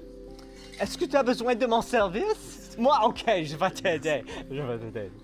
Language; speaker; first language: French; non-native, learner; English